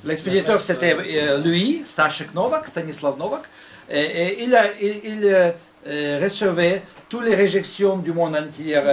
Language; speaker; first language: French; non-native, fluent; Russian